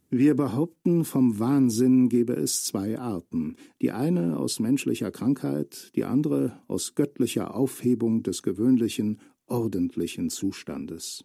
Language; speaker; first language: German; native; German